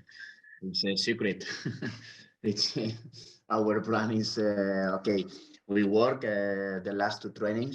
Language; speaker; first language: English; non-native, learner; Spanish